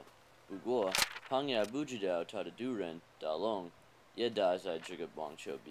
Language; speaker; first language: Chinese; non-native, learner; English